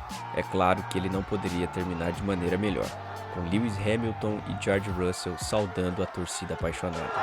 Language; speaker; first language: Portuguese; native; Portuguese